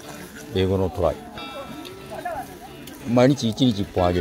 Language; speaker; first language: Japanese; native; Japanese